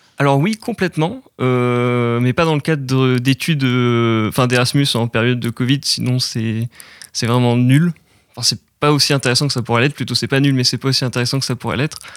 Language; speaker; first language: French; native; French